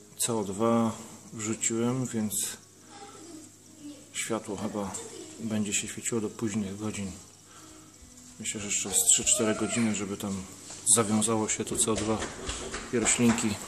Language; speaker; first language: Polish; native; Polish